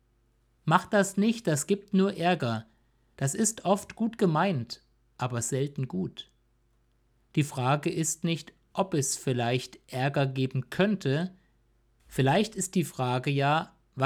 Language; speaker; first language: German; native; German